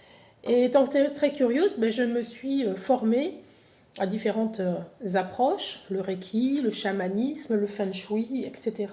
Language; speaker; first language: French; native; French